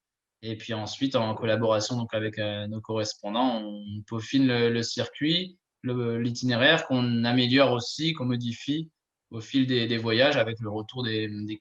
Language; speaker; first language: French; native; French